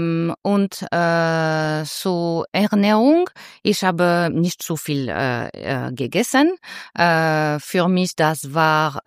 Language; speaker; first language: German; non-native, learner; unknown